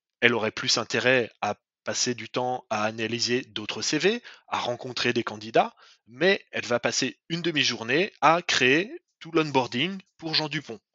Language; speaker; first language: French; native; French